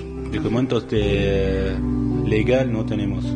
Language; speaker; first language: Spanish; non-native, learner; Arabic